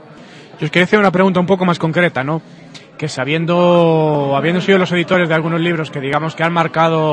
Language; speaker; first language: Spanish; native; Spanish